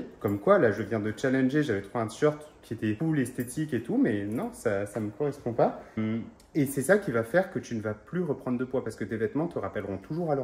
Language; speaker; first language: French; native; French